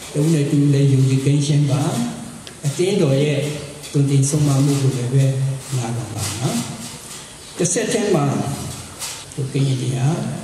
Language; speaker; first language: Burmese; non-native, local second language; S'gaw Karen